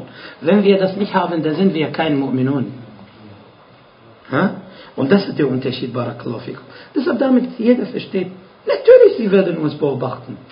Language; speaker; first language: German; non-native, fluent; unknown